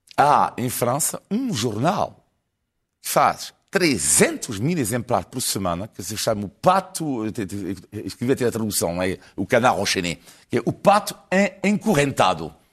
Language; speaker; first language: Portuguese; non-native, fluent; French